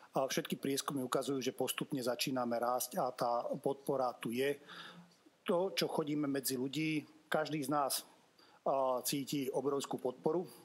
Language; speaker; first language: Slovak; non-native, local second language; Hungarian